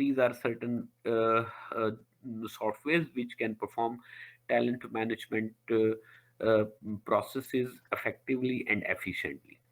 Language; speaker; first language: English; non-native, local second language; Urdu